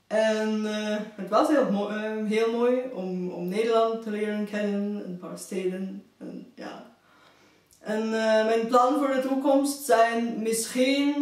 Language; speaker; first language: Dutch; non-native, fluent; Bulgarian